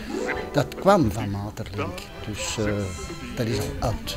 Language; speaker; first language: Dutch; native; Dutch